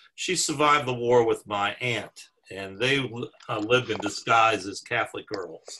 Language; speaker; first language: English; native; English